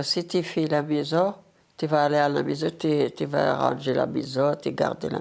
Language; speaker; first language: French; non-native, learner; Arabic